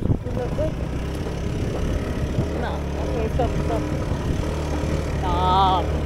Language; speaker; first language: English; non-native, learner; Spanish